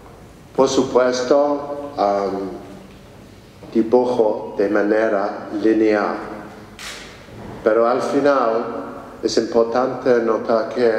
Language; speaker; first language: Spanish; non-native, fluent; English